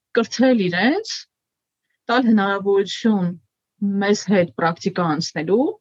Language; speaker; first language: Armenian; native; Armenian